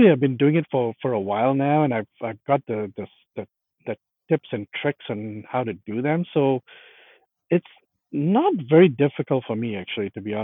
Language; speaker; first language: English; non-native, local second language; Punjabi